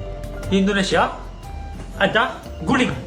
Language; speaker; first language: Indonesian; non-native, fluent; English